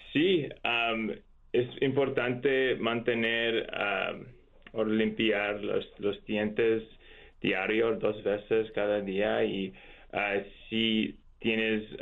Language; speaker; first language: Spanish; non-native, learner; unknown